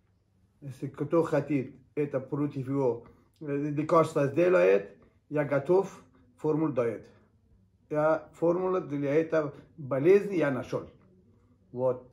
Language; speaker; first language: Russian; non-native, learner; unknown